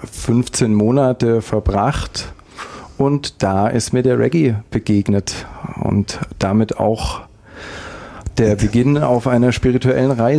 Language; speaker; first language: German; native; German